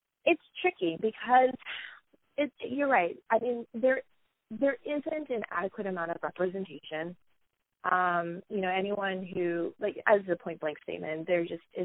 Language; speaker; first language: English; native; English